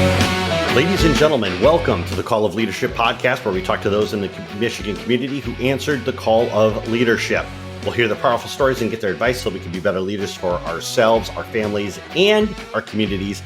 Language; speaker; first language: English; native; English